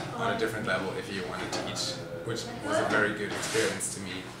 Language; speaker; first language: English; non-native, fluent; German